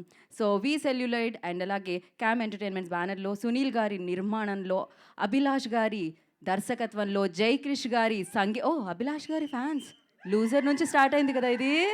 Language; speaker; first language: Telugu; native; Telugu